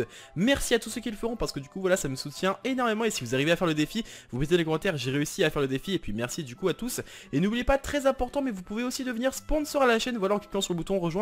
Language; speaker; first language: French; native; French